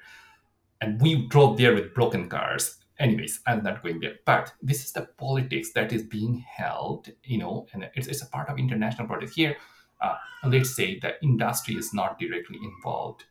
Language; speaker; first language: English; non-native, local second language; Bangla